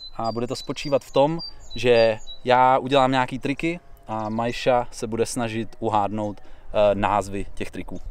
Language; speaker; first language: Czech; native; Czech